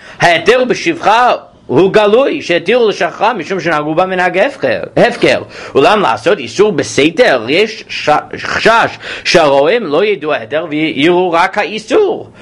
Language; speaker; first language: Hebrew; non-native, fluent; English